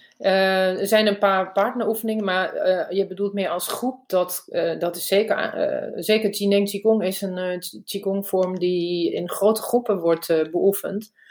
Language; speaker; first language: Dutch; non-native, fluent; German